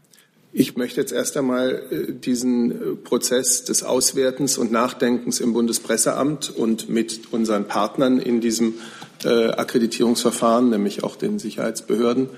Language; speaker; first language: German; native; German